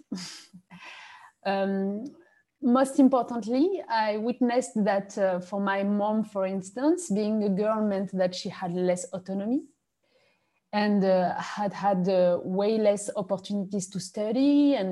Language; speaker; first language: English; non-native, fluent; French